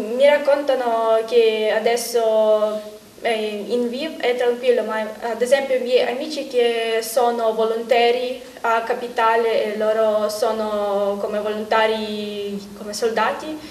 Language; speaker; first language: Italian; non-native, learner; Ukrainian